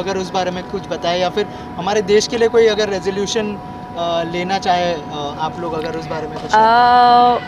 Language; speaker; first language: Hindi; native; Hindi